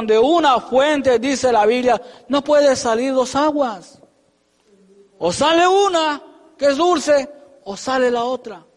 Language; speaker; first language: Spanish; native; Spanish